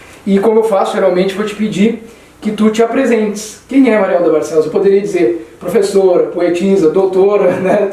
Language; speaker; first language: Portuguese; native; Portuguese